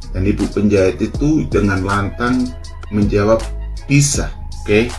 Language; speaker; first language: Indonesian; non-native, local second language; Javanese